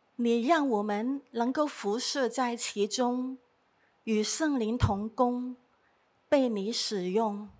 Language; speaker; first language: Chinese; non-native, fluent; Cantonese